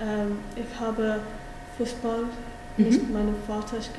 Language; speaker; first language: German; non-native, learner; English